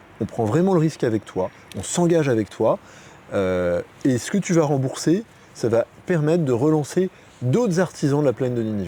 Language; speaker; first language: French; native; French